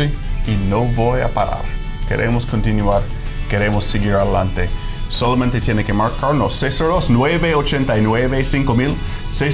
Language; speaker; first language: Spanish; non-native, fluent; English